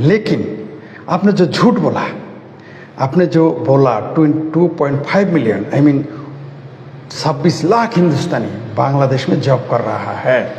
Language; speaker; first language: Hindi; non-native, fluent; Bangla